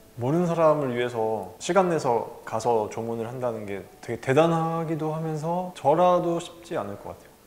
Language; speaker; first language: Korean; native; Korean